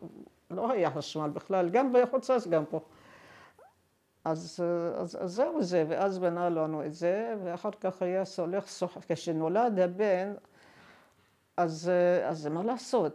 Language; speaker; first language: Hebrew; non-native, fluent; Arabic